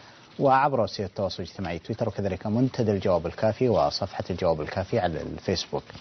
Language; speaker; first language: Arabic; native; Arabic